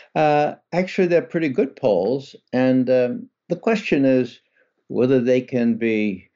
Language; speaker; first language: English; native; English